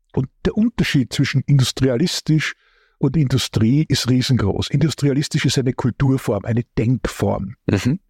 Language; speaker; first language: German; native; German